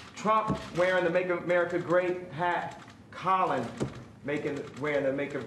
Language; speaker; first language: English; native; English